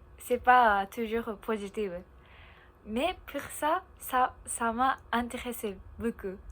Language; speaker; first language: French; non-native, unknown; Japanese